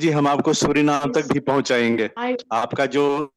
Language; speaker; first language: Hindi; early bilingual, heritage; Hindi